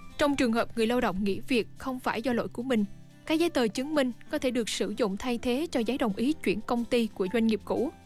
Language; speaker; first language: Vietnamese; native; Vietnamese